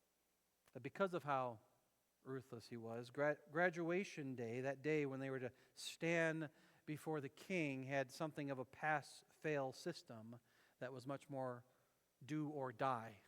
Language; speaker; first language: English; native; English